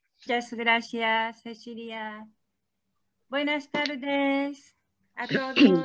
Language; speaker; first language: Spanish; non-native, learner; Korean